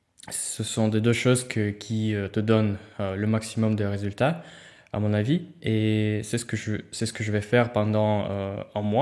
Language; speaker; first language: French; non-native, fluent; Russian